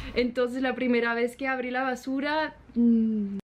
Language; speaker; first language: Spanish; non-native, fluent; French